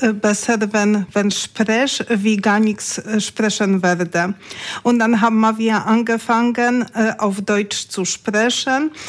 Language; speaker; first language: German; non-native, learner; Polish